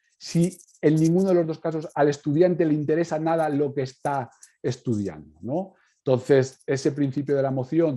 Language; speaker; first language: Spanish; native; Spanish